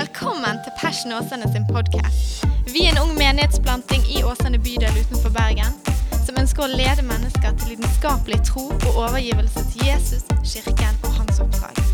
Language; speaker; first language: Norwegian; native; Norwegian